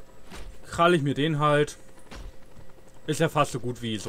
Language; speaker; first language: German; native; German